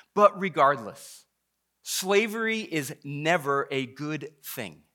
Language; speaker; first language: English; native; English